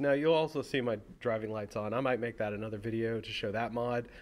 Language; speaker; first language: English; native; English